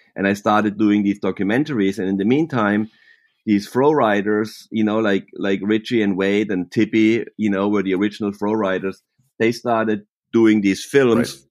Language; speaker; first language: English; non-native, fluent; German